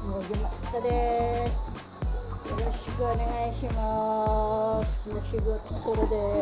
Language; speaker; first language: Japanese; non-native, learner; Filipino